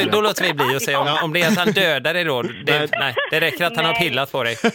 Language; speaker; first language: Swedish; native; Swedish